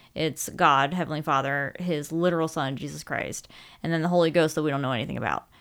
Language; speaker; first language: English; native; English